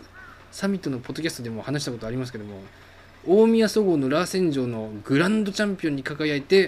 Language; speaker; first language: Japanese; native; Japanese